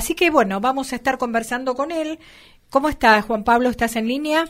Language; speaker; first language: Spanish; native; Spanish